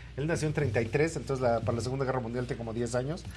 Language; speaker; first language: Spanish; native; Spanish